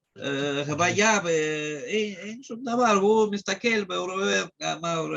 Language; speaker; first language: Hebrew; non-native, fluent; Russian